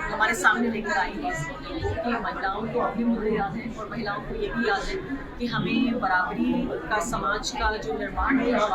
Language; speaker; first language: Hindi; native; Hindi